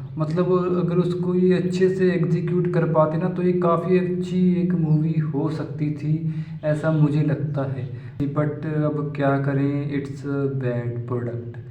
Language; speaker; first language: Hindi; native; Hindi